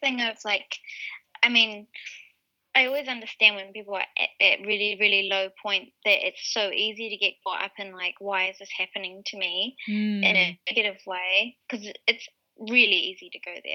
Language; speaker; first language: English; native; English